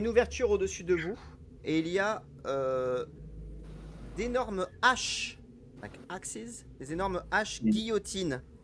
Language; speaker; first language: French; native; French